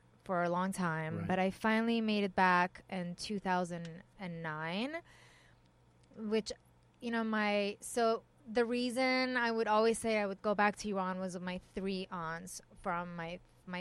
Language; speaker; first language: English; early bilingual, other home language; Persian